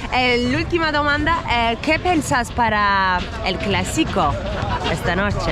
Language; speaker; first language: Spanish; non-native, learner; Turkish